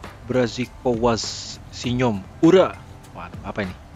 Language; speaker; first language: English; non-native, fluent; Indonesian